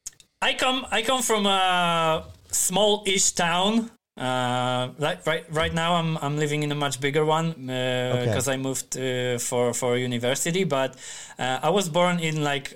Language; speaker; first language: English; non-native, fluent; Polish